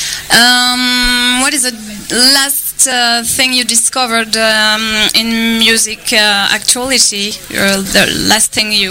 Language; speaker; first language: English; non-native, fluent; French